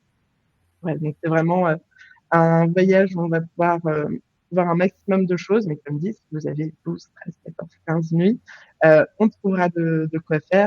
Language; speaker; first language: French; native; French